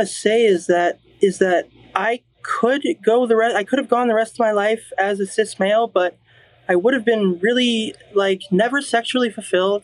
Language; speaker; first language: English; native; English